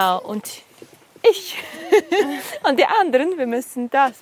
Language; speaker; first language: German; non-native, fluent; Kyrgyz